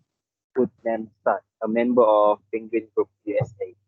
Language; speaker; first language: English; non-native, local second language; Malay